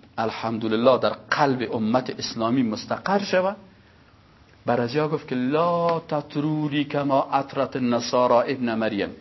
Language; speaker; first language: Persian; native; Persian